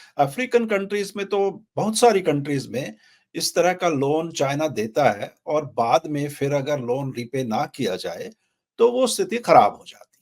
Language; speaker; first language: Hindi; native; Hindi